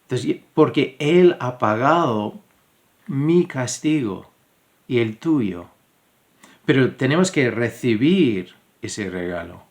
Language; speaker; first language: Spanish; non-native, fluent; English